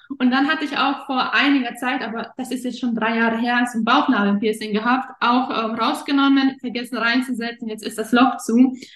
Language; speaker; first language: German; early bilingual, other home language; Russian